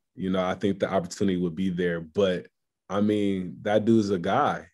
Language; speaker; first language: English; native; English